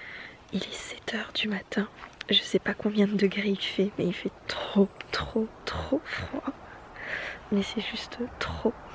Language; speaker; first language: French; native; French